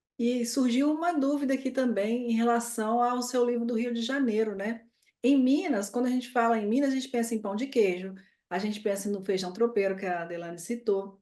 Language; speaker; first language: Portuguese; native; Portuguese